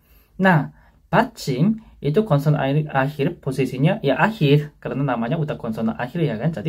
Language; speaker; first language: Indonesian; non-native, fluent; Korean